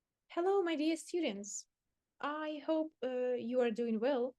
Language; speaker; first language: English; non-native, fluent; Ukrainian